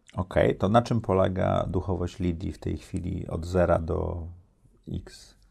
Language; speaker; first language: Polish; native; Polish